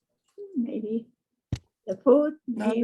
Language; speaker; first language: English; non-native, learner; Spanish